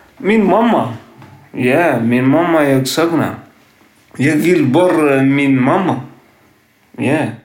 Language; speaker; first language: Swedish; non-native, learner; Tigrinya